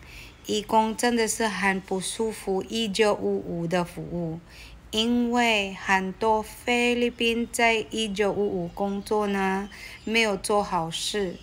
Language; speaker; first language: Chinese; non-native, learner; Filipino